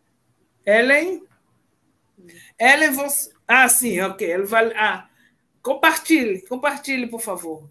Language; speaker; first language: French; non-native, fluent; Portuguese